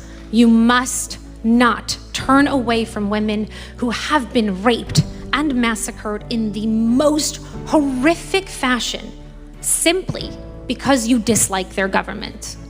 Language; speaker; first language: English; early bilingual, other home language; Persian